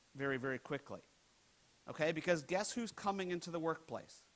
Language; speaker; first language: English; native; English